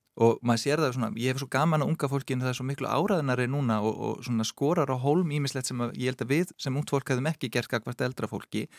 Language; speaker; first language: Icelandic; native; Icelandic